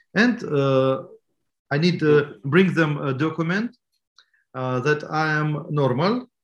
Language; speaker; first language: English; non-native, learner; Estonian